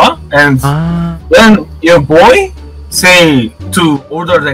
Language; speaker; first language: English; non-native, learner; Korean